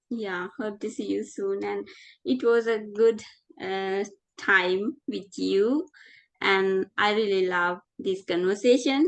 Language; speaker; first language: English; non-native, fluent; Sinhala